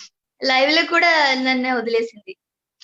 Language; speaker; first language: Telugu; non-native, learner; Malayalam